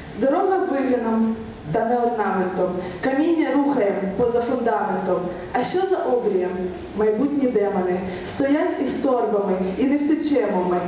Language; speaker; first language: Ukrainian; native; Ukrainian